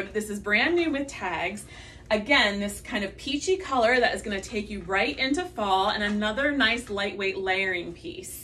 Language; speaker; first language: English; native; English